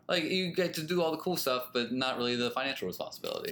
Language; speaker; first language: English; early bilingual, other home language; Spanish